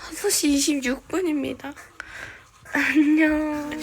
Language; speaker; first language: Korean; native; Korean